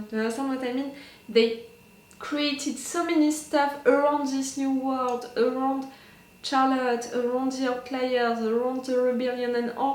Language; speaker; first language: English; non-native, fluent; French